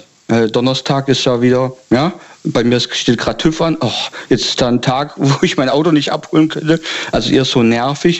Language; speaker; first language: German; native; German